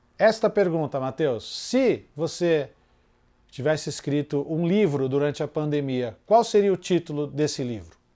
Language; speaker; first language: Portuguese; native; Portuguese